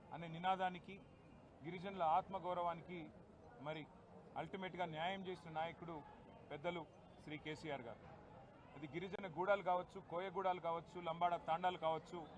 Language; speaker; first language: Telugu; non-native, local second language; Lambadi